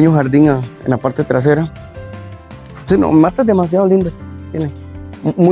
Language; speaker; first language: Spanish; native; Spanish